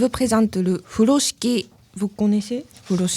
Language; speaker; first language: French; non-native, learner; Japanese